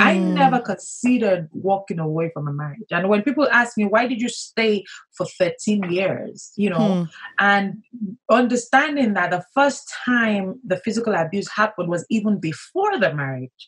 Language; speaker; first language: English; non-native, local second language; Yoruba